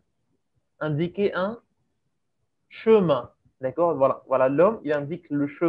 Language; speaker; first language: French; native; French